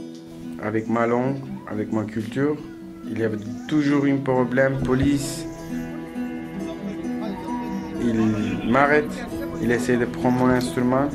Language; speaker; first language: French; non-native, learner; Kurdish